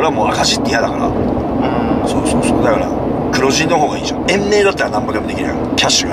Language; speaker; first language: Japanese; native; Japanese